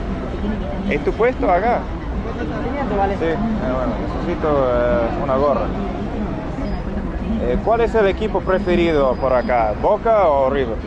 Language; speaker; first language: Spanish; non-native, fluent; English